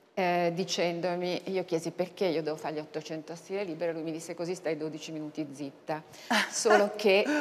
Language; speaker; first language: Italian; native; Italian